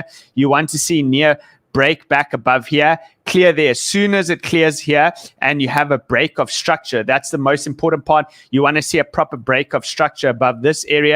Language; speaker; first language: English; native; English